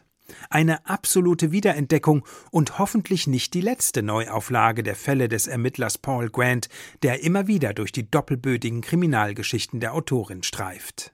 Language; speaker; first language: German; native; German